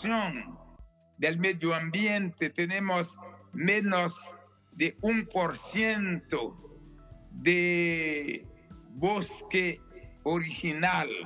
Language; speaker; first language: Spanish; non-native, fluent; Haitian Creole